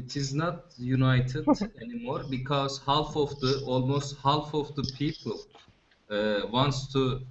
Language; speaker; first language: English; non-native, fluent; Turkish